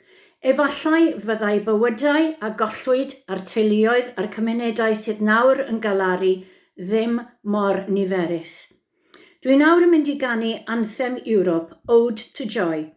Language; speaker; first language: Welsh; native; Welsh